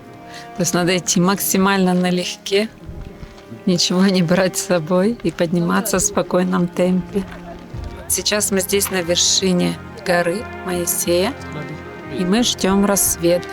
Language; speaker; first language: Russian; native; Russian